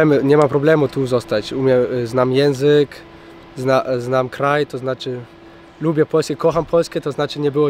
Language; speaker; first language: Polish; early bilingual, heritage; Polish